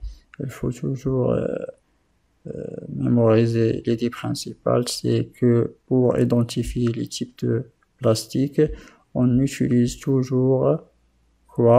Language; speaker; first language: French; non-native, local second language; Arabic